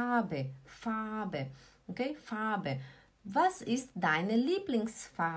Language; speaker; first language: German; non-native, fluent; Portuguese